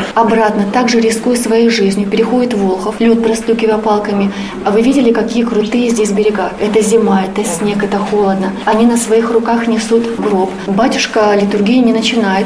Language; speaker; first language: Russian; native; Russian